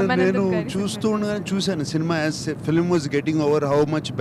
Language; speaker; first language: Telugu; native; Telugu